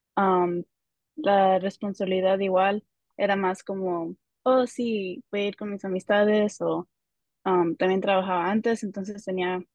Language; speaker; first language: Spanish; early bilingual, heritage; Spanish